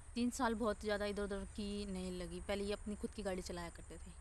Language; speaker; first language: Hindi; native; Hindi